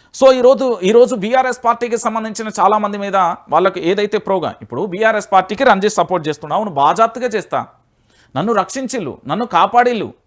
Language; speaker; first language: Telugu; native; Telugu